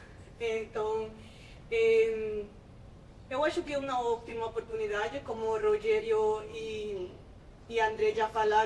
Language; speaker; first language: Portuguese; non-native, fluent; Spanish